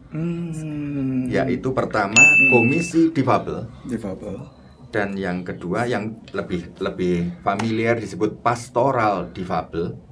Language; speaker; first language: Indonesian; native; Indonesian